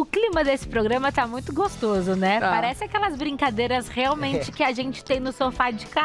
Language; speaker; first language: Portuguese; native; Portuguese